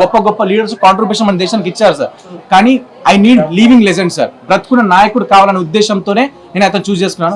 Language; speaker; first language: Telugu; native; Telugu